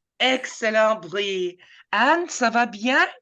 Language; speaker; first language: French; non-native, fluent; English